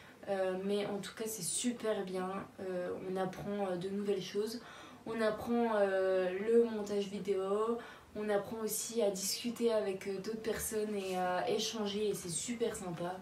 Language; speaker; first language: French; native; French